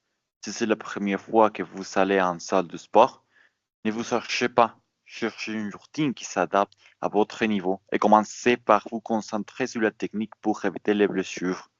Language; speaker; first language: French; non-native, fluent; Spanish